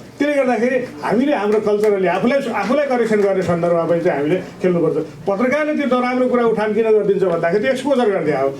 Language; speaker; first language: Nepali; native; Nepali